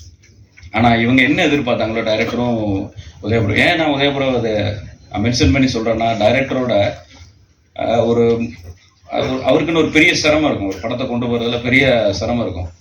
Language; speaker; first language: Tamil; native; Tamil